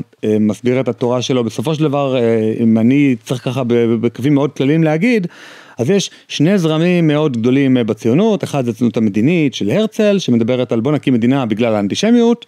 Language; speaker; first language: Hebrew; native; Hebrew